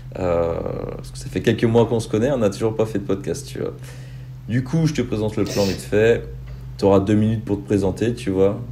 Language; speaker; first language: French; native; French